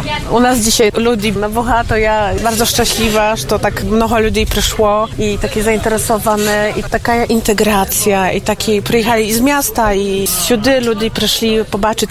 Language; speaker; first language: Polish; non-native, local second language; Ukrainian